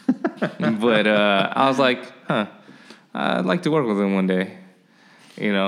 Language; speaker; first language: English; native; English